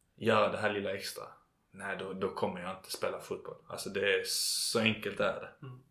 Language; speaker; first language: Swedish; native; Swedish